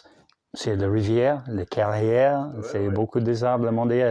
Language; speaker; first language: French; non-native, learner; English